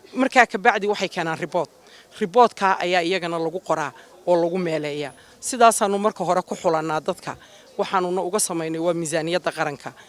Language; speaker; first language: Somali; native; Somali